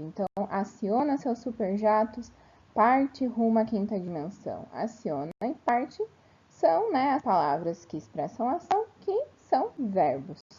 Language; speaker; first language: Portuguese; native; Portuguese